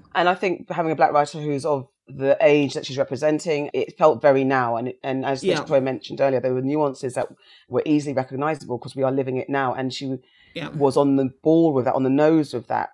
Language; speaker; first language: English; native; English